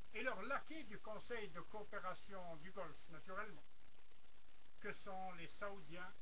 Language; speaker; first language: French; non-native, local second language; Arabic